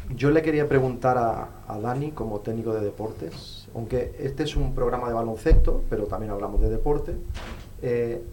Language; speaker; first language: Spanish; non-native, local second language; Catalan